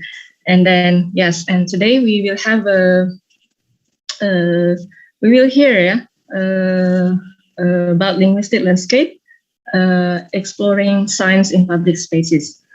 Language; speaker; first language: English; non-native, fluent; Indonesian